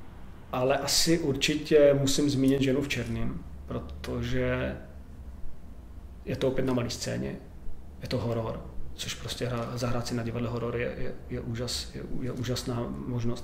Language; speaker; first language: Czech; native; Czech